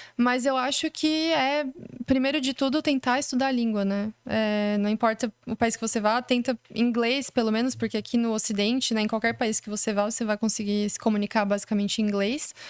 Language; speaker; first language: Portuguese; native; Portuguese